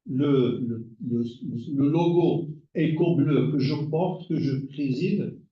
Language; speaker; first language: French; non-native, local second language; Arabic